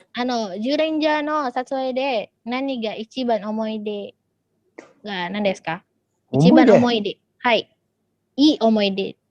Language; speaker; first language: Japanese; non-native, learner; Indonesian